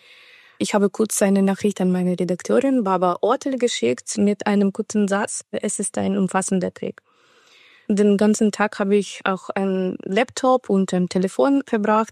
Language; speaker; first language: German; non-native, fluent; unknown